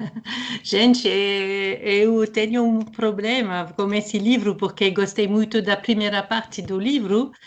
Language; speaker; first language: Portuguese; non-native, fluent; French